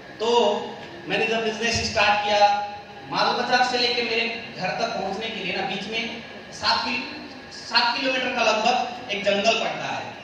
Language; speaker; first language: Hindi; non-native, local second language; Nepali